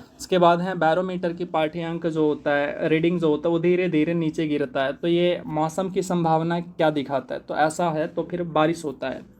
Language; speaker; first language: Hindi; native; Hindi